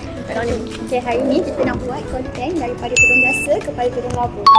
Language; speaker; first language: Malay; native; Malay